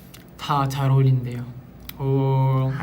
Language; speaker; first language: Korean; non-native, local second language; Filipino